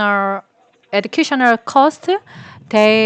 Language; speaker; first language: English; non-native, learner; Korean